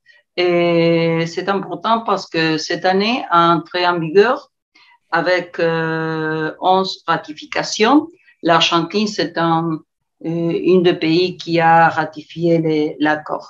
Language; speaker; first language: French; non-native, learner; Spanish